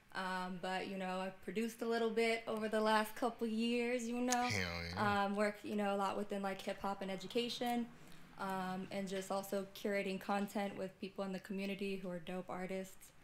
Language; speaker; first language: English; native; English